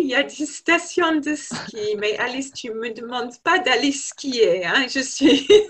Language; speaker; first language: French; non-native, fluent; English